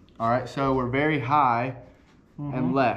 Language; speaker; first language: English; native; English